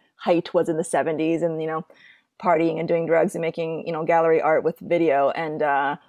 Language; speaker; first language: English; native; English